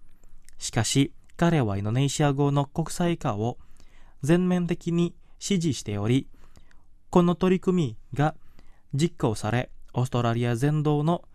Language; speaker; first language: Japanese; non-native, fluent; Indonesian